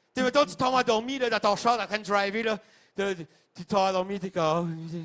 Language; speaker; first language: French; non-native, local second language; English